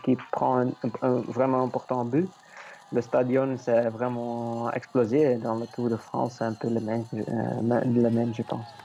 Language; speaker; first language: French; non-native, learner; Dutch